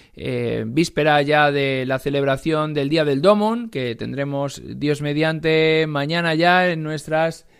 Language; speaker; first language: Spanish; native; Spanish